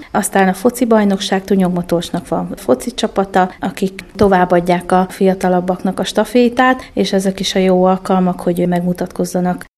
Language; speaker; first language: Hungarian; native; Hungarian